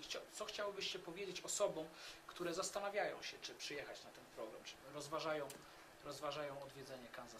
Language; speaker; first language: Polish; native; Polish